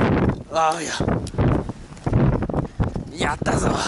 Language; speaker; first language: Japanese; native; Japanese